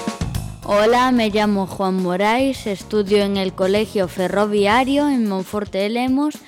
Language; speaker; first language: Spanish; non-native, local second language; Galician